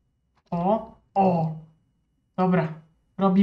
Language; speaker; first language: Polish; native; Polish